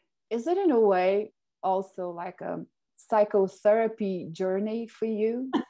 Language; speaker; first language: English; non-native, fluent; Lithuanian